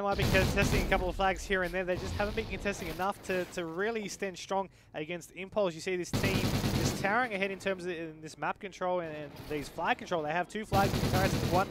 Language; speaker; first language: English; native; English